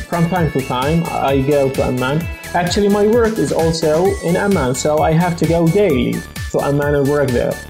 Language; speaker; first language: English; non-native, fluent; Arabic